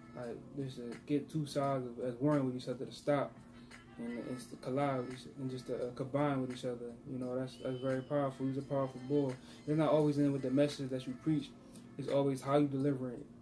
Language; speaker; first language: English; native; English